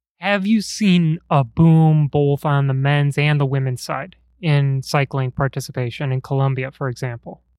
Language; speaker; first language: English; native; English